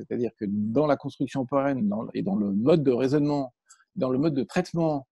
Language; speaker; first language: French; native; French